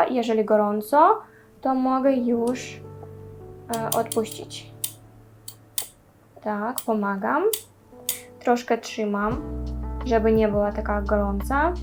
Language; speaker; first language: Polish; non-native, learner; Russian